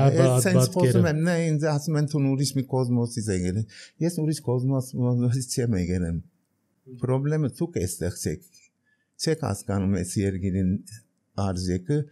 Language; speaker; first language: Armenian; early bilingual, heritage; Armenian